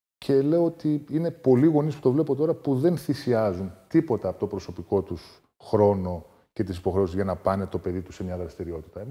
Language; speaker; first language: Greek; native; Greek